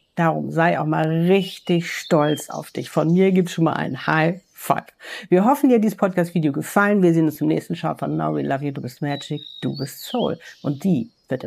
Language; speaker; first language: German; native; German